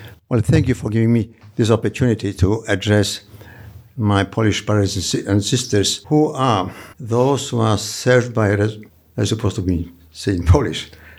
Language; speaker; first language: English; non-native, fluent; Polish